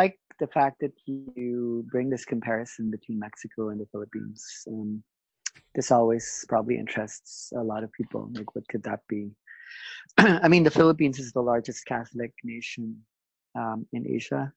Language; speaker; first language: English; non-native, local second language; Filipino